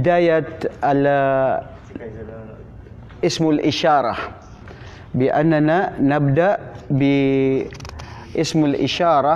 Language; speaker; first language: Arabic; non-native, fluent; Filipino